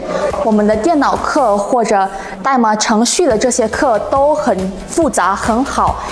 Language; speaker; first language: Chinese; non-native, fluent; Indonesian